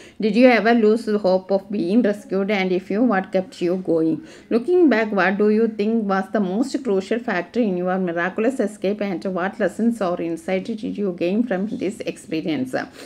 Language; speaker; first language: English; non-native, local second language; Malayalam